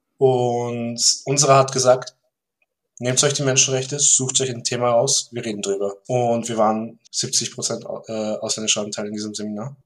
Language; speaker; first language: German; early bilingual, other home language; Turkish